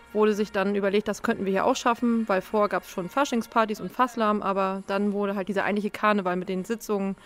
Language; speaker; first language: German; native; German